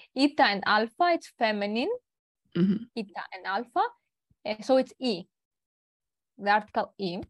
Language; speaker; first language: English; non-native, learner; Greek